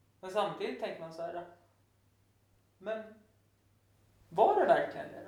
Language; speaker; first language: Swedish; native; Swedish